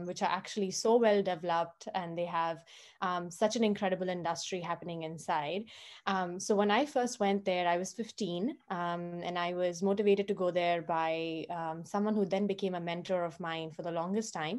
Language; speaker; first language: English; non-native, local second language; Hindi